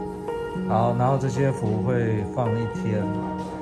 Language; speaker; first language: Chinese; native; Chinese